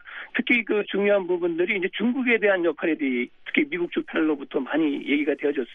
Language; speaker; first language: Korean; native; Korean